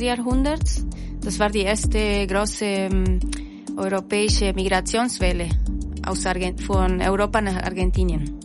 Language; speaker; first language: German; non-native, fluent; Spanish